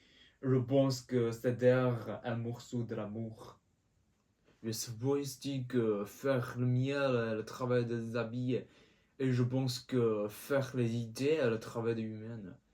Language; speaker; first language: French; non-native, learner; Chinese